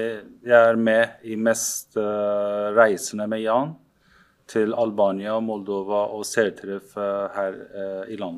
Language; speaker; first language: Norwegian; non-native, fluent; Persian